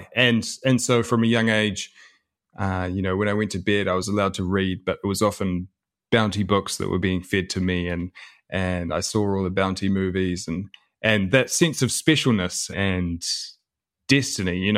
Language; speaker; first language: English; native; English